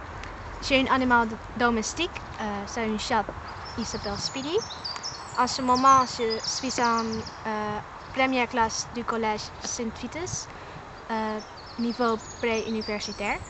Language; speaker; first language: French; non-native, learner; Dutch